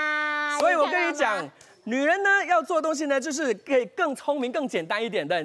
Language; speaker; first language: Chinese; native; Chinese